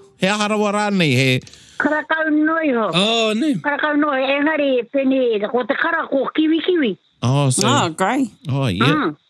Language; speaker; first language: Māori; native; Māori